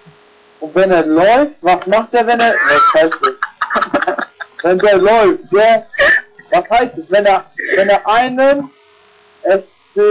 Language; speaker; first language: German; non-native, local second language; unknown